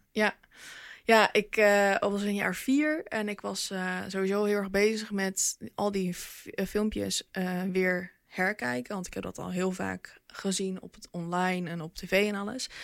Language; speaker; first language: Dutch; early bilingual, other home language; Bosnian